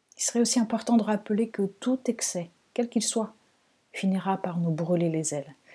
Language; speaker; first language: French; non-native, fluent; Portuguese